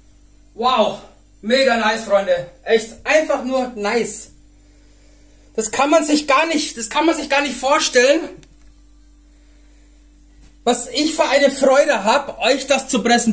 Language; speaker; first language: German; native; German